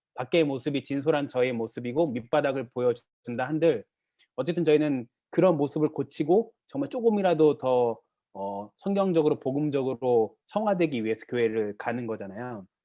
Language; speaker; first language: Korean; native; Korean